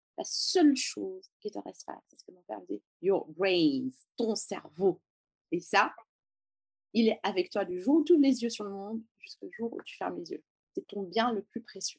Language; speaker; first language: French; native; French